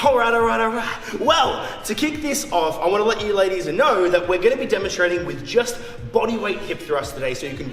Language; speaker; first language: English; native; English